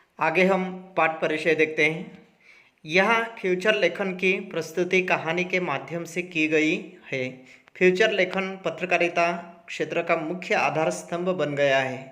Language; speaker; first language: Hindi; non-native, local second language; Marathi